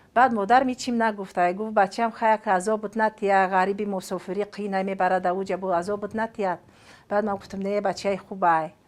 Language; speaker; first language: Tajik; non-native, fluent; Romanian